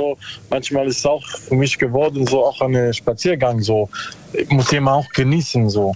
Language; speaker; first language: German; non-native, learner; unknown